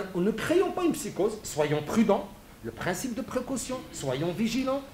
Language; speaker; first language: French; non-native, local second language; Arabic